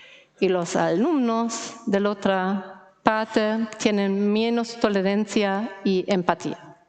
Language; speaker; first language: Spanish; non-native, fluent; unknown